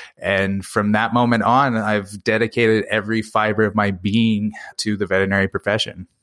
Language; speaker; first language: English; native; English